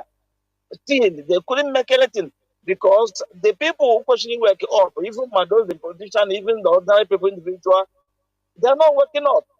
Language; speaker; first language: English; non-native, local second language; Igbo